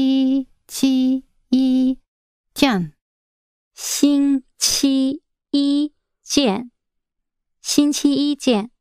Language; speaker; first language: Chinese; non-native, learner; English